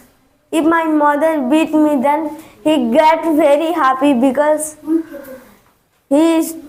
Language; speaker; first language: English; non-native, learner; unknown